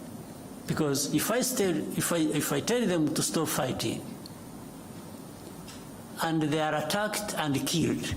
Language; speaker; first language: English; non-native, local second language; Kinyarwanda